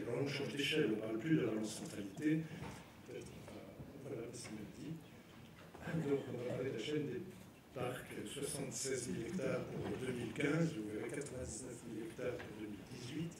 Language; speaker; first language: French; native; French